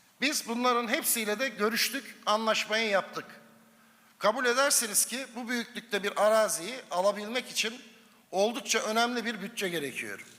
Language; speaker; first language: Turkish; native; Turkish